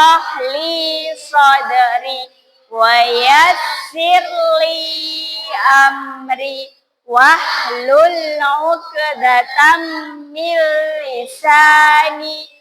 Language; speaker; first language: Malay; non-native, local second language; Javanese